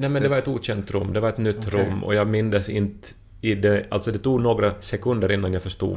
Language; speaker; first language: Swedish; native; Swedish